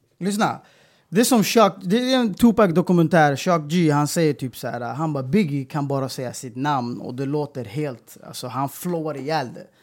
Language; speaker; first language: Swedish; early bilingual, other home language; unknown